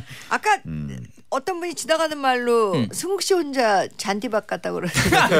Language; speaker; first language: Korean; native; Korean